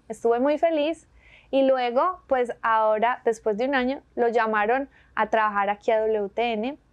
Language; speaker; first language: Spanish; native; Spanish